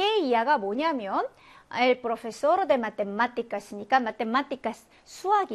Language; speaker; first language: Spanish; non-native, fluent; Korean